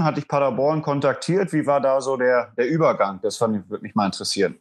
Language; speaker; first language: German; native; German